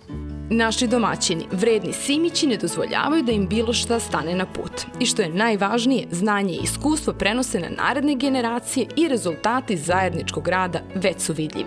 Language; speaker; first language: Serbian; native; Serbian